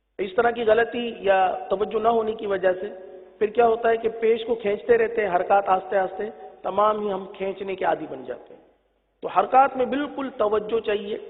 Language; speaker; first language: Urdu; native; Urdu